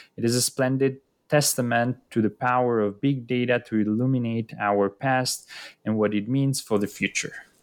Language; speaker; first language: English; non-native, fluent; Spanish